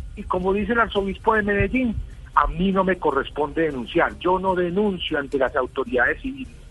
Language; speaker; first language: Spanish; native; Spanish